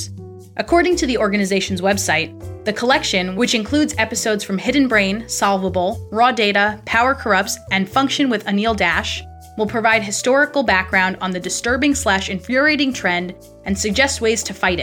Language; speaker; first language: English; native; English